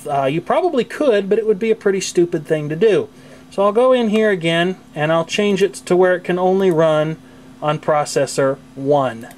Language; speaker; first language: English; native; English